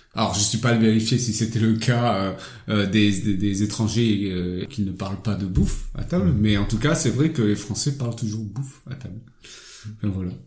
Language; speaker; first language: French; early bilingual, other home language; Lao